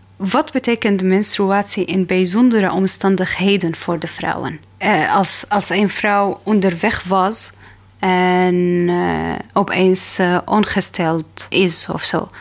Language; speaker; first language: Dutch; non-native, fluent; Arabic